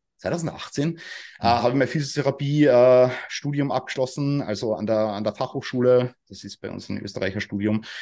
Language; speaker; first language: German; native; German